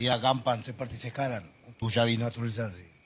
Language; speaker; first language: Indonesian; non-native, fluent; Spanish